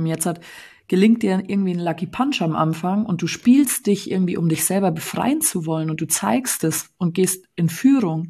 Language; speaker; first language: German; native; German